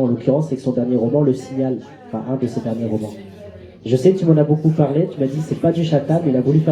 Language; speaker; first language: French; native; French